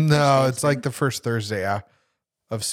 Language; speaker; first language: English; native; English